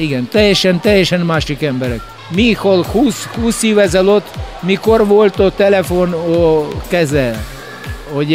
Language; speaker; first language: Hungarian; non-native, learner; Russian